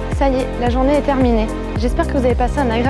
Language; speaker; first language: French; native; French